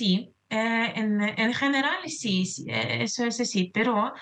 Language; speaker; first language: Spanish; non-native, fluent; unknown